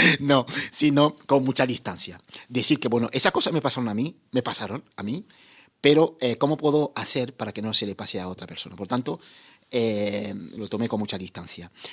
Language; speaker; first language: Spanish; non-native, fluent; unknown